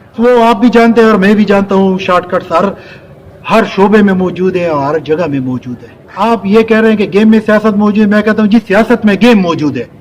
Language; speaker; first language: Urdu; non-native, local second language; Pashto